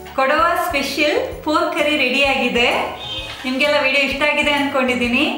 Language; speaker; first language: Kannada; non-native, local second language; Kodava